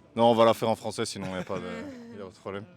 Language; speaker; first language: French; native; French